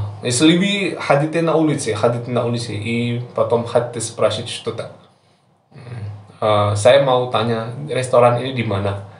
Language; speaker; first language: Russian; non-native, learner; Javanese